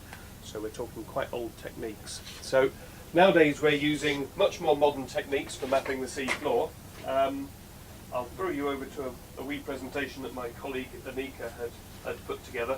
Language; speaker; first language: English; native; English